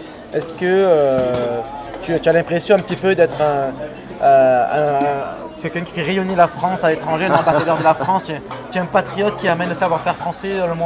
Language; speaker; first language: French; native; French